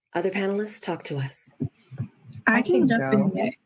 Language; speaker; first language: English; native; English